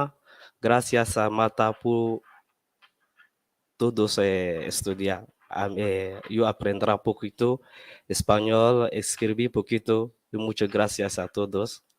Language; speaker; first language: Spanish; non-native, learner; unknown